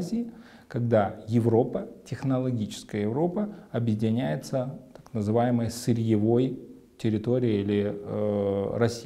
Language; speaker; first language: Russian; native; Russian